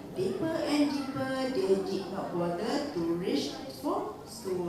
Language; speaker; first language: English; non-native, local second language; Malay